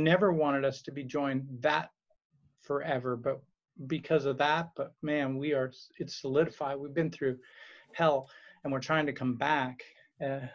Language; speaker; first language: English; native; English